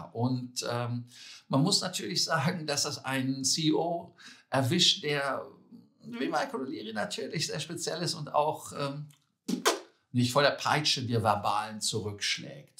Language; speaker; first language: German; native; German